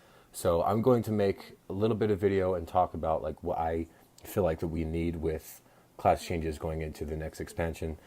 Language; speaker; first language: English; native; English